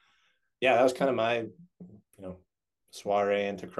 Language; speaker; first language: English; native; English